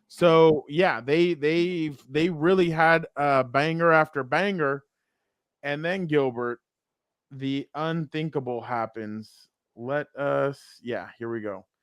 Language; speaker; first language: English; native; English